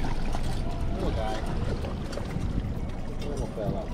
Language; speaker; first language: English; native; English